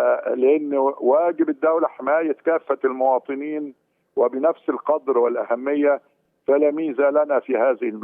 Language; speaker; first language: Arabic; native; Arabic